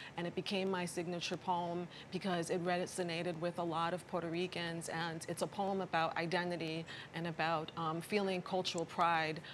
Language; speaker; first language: English; early bilingual, other home language; Spanish